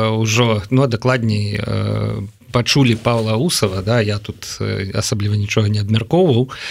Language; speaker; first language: Belarusian; non-native, local second language; Russian